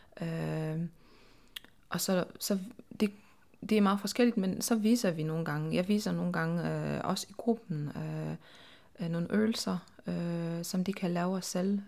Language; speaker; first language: Danish; non-native, fluent; Polish